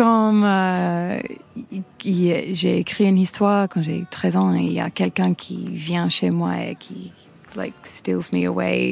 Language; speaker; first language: French; non-native, fluent; English